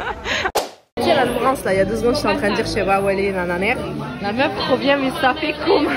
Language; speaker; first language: French; native; French